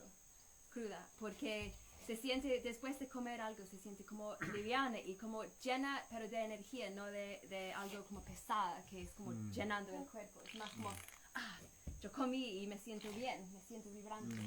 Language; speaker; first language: Spanish; non-native, fluent; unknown